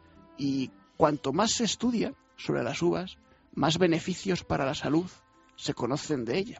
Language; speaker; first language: Spanish; native; Spanish